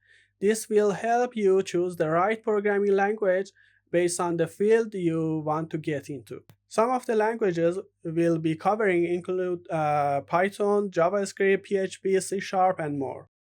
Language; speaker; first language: English; non-native, fluent; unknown